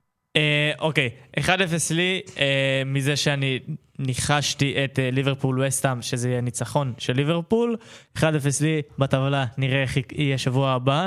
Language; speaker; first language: Hebrew; native; Hebrew